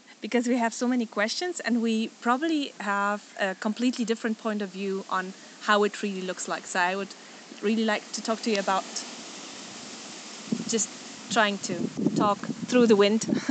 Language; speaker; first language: English; non-native, fluent; Polish